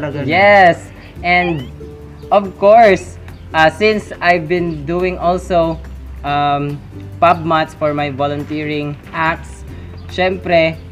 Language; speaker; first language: English; non-native, local second language; Cebuano